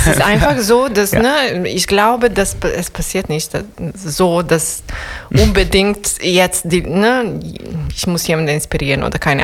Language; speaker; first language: German; non-native, fluent; Serbian